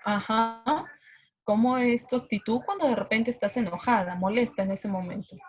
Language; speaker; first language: Spanish; native; Spanish